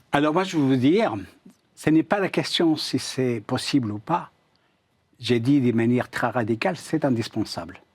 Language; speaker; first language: French; non-native, fluent; Spanish